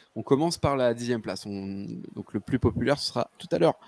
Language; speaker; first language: French; native; French